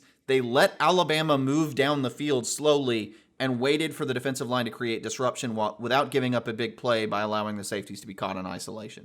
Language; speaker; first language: English; native; English